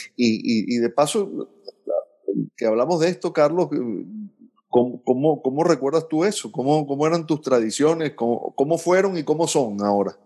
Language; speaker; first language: Spanish; native; Spanish